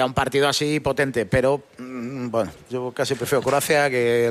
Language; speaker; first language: Spanish; native; Spanish